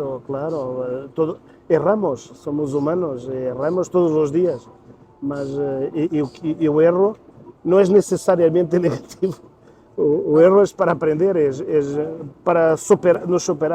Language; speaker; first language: Spanish; non-native, learner; Portuguese